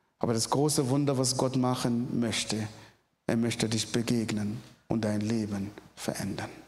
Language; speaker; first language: German; non-native, fluent; Arabic